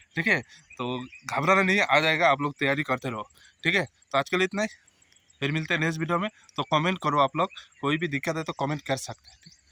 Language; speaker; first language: Hindi; non-native, local second language; Bangla